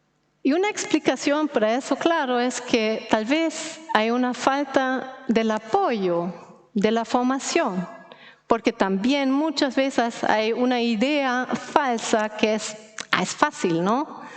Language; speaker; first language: Spanish; non-native, fluent; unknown